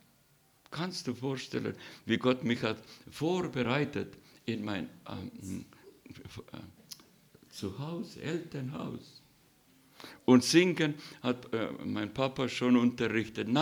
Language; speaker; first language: German; non-native, learner; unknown